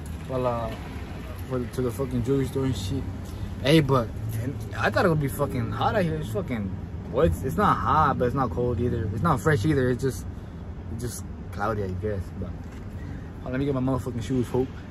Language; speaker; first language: English; early bilingual, other home language; Spanish